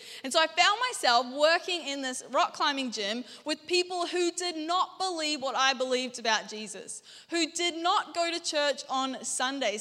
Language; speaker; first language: English; native; English